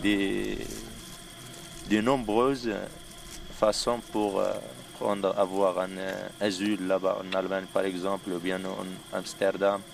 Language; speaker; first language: French; non-native, local second language; Arabic